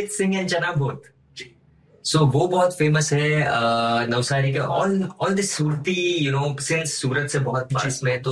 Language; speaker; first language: Hindi; non-native, local second language; Gujarati